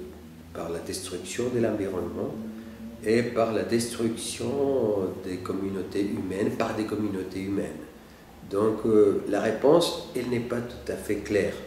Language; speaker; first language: French; non-native, fluent; Spanish